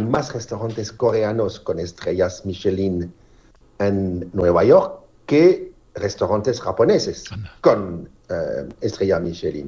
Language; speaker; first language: Spanish; non-native, fluent; French